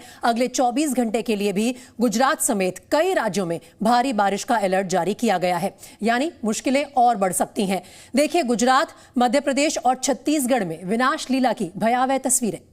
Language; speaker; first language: Hindi; native; Hindi